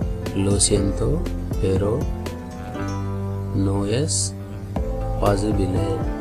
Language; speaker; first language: Spanish; non-native, fluent; Telugu